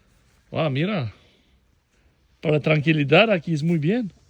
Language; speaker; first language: Spanish; non-native, learner; Albanian